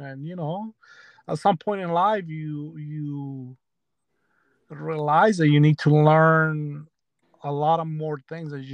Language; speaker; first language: English; early bilingual, other home language; Spanish